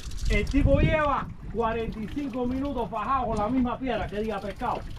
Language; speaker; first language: Spanish; early bilingual, heritage; Spanish